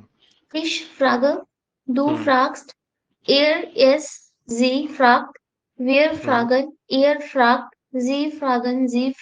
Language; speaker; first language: German; non-native, learner; Hindi